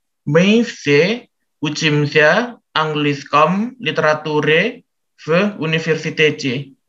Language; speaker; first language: Russian; non-native, learner; Indonesian